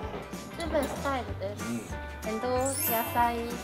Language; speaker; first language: Chinese; non-native, fluent; Japanese